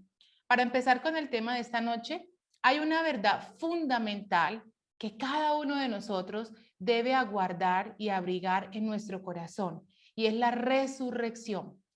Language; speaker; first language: Spanish; native; Spanish